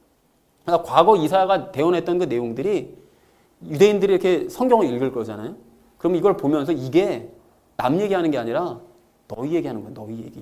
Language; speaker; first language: Korean; native; Korean